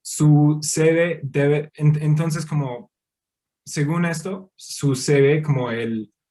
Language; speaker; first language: Spanish; non-native, fluent; English